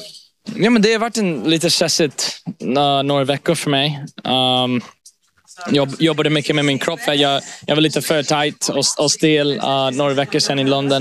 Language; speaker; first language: Swedish; early bilingual, heritage; English